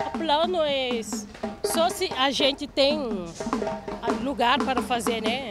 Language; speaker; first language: Portuguese; non-native, local second language; Wolof